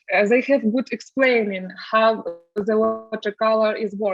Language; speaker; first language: English; non-native, learner; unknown